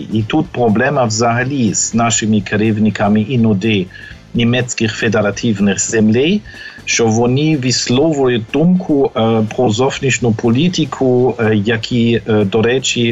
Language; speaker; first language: Ukrainian; non-native, fluent; German